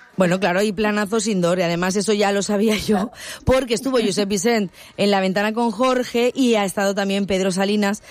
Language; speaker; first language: Spanish; native; Spanish